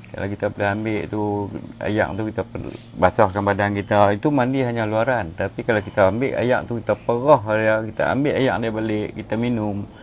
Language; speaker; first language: Malay; native; Malay